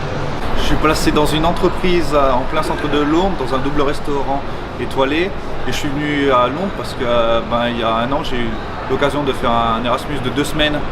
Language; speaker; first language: French; native; French